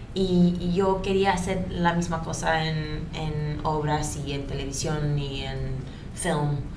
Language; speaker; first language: Spanish; early bilingual, heritage; Spanish